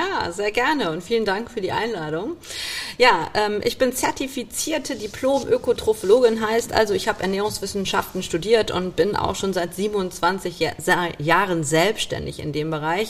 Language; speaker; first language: German; native; German